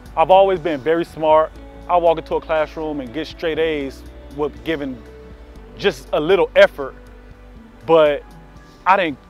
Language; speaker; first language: English; native; English